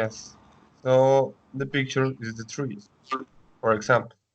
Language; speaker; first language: English; non-native, learner; Spanish